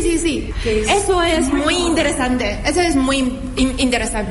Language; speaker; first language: Spanish; non-native, learner; Chinese